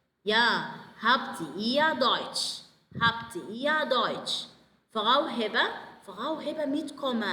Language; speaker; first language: German; non-native, fluent; Arabic